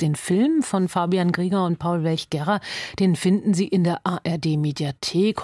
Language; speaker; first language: German; native; German